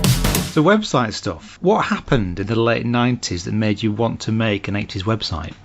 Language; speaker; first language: English; native; English